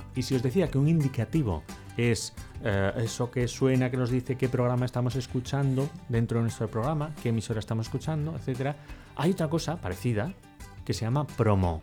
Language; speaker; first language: Spanish; native; Spanish